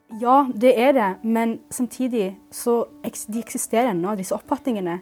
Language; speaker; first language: Norwegian; early bilingual, other home language; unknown